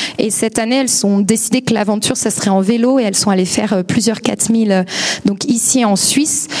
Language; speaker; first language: French; native; French